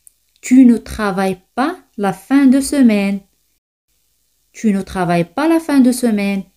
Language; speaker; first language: French; non-native, fluent; Spanish